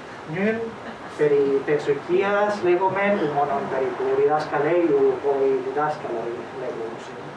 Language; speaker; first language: Greek; non-native, fluent; Spanish